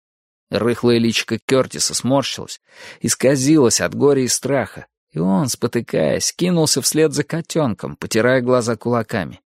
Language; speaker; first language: Russian; native; Russian